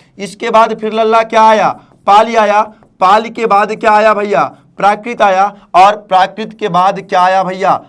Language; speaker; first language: Hindi; native; Hindi